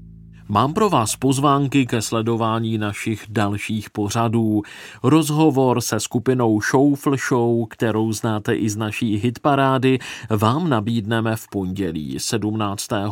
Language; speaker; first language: Czech; native; Czech